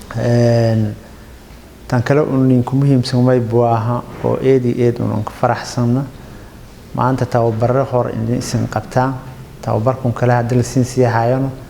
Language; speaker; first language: Somali; non-native, local second language; Maay